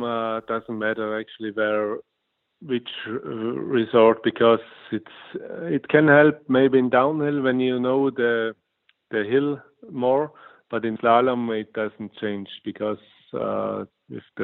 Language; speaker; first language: English; non-native, fluent; German